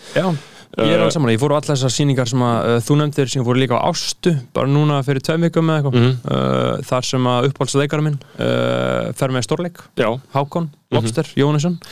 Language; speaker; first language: Icelandic; non-native, fluent; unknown